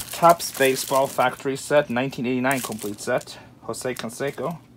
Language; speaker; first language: English; non-native, fluent; German